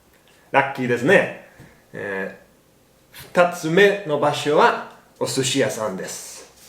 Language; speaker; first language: Japanese; non-native, learner; English